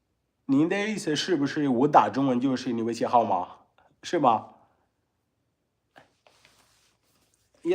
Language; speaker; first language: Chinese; non-native, learner; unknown